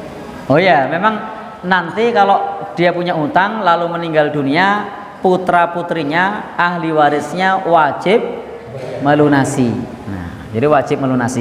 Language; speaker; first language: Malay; non-native, local second language; Javanese